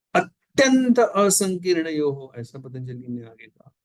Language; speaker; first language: Hindi; non-native, local second language; Marathi